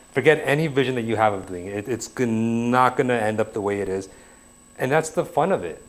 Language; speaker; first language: English; native; English